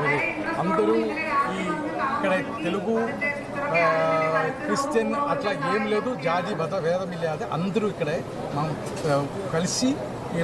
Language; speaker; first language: Telugu; non-native, fluent; Malayalam